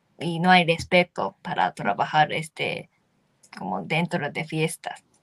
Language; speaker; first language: Spanish; non-native, learner; Japanese